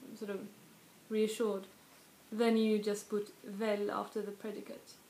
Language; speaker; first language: English; non-native, fluent; Swedish